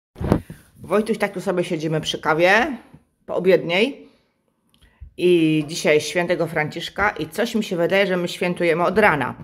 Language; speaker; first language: Polish; native; Polish